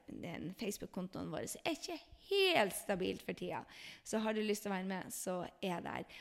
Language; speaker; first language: Norwegian; native; Norwegian